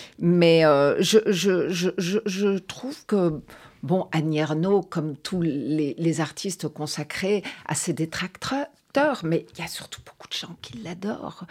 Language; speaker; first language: French; native; French